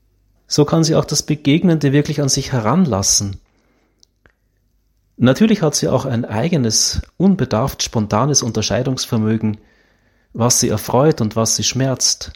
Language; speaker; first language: German; native; German